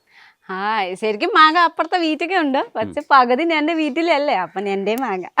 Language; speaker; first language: Malayalam; non-native, learner; Nepali